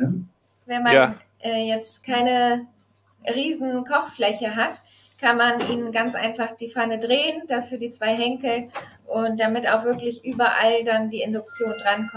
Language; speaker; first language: German; native; German